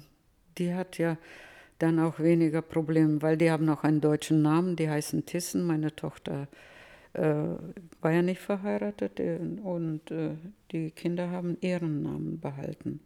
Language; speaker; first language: German; early bilingual, heritage; Russian